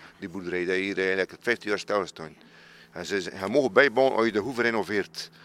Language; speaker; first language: Dutch; native; Dutch